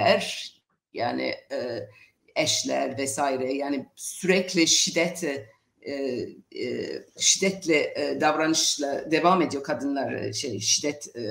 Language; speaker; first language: Turkish; non-native, fluent; English